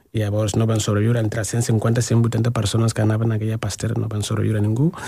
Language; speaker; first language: Catalan; non-native, fluent; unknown